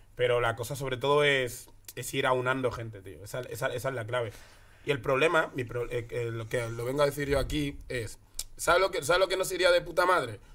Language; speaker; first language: Spanish; native; Spanish